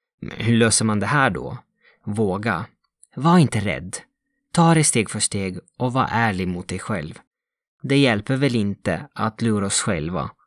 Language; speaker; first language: Swedish; non-native, fluent; Italian